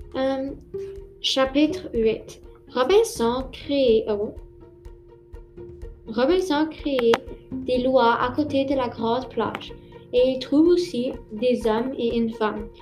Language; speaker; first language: French; non-native, local second language; English